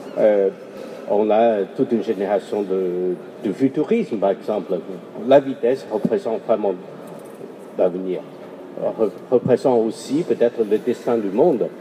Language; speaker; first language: French; non-native, fluent; Chinese